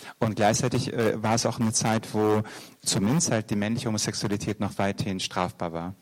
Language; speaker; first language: German; early bilingual, other home language; Turkish